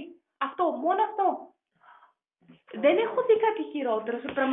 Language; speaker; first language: Greek; non-native, fluent; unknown